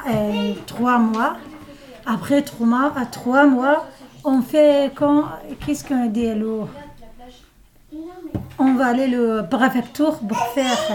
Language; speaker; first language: French; non-native, learner; Arabic